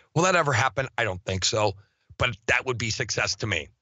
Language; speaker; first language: English; native; English